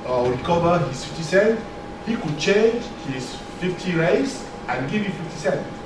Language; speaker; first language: English; non-native, learner; French